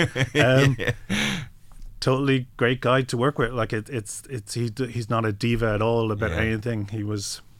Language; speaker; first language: English; native; English